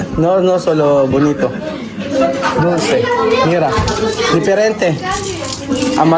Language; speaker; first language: Spanish; non-native, learner; Filipino